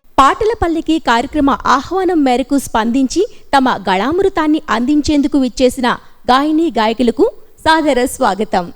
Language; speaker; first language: Telugu; native; Telugu